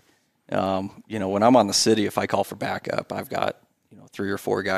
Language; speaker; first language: English; native; English